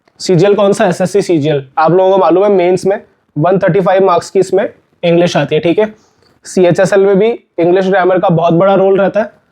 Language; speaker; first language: Hindi; native; Hindi